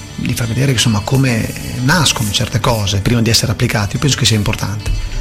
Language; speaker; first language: Italian; native; Italian